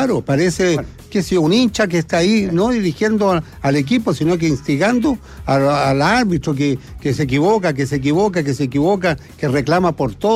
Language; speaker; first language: Spanish; native; Spanish